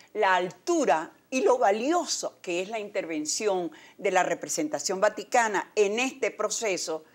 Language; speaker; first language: Spanish; native; Spanish